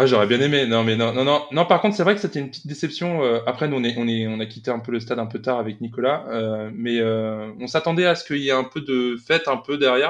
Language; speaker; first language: French; native; French